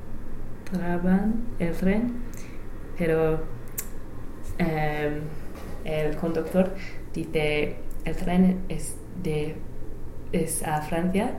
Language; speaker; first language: Spanish; non-native, learner; English